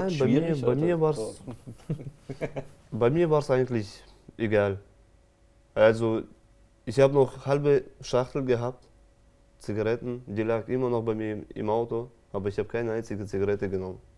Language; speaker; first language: German; non-native, fluent; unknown